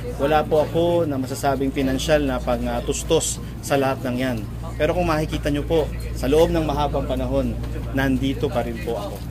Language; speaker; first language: Filipino; native; Filipino